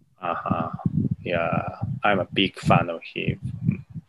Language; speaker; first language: English; non-native, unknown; Japanese